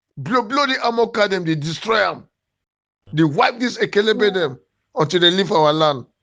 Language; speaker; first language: Nigerian Pidgin; native; Nigerian Pidgin